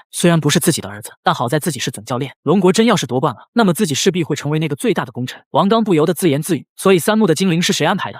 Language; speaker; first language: Chinese; native; Chinese